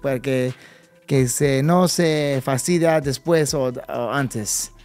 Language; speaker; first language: Spanish; early bilingual, other home language; English